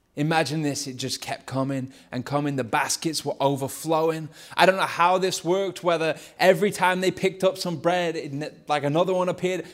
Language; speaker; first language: English; native; English